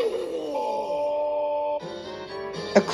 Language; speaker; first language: English; native; English